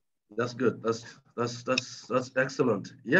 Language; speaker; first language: English; non-native, fluent; French